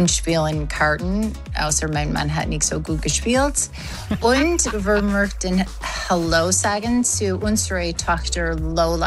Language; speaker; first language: German; non-native, learner; English